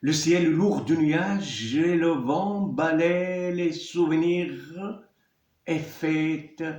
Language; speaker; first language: French; non-native, local second language; Arabic